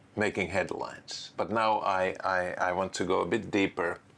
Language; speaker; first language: English; non-native, fluent; Finnish